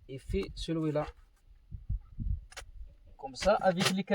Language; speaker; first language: French; non-native, learner; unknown